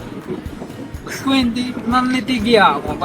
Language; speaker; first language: Italian; non-native, learner; Bangla